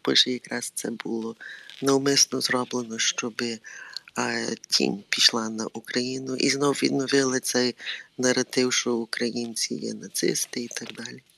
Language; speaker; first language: Ukrainian; early bilingual, heritage; Ukrainian